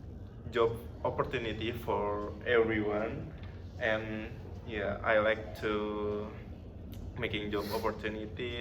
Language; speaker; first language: English; non-native, learner; Indonesian